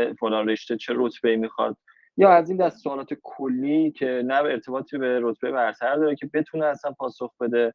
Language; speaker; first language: Persian; native; Persian